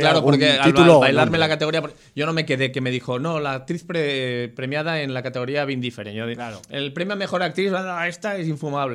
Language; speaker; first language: Spanish; native; Spanish